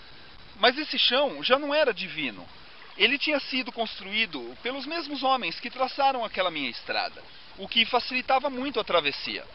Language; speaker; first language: Portuguese; native; Portuguese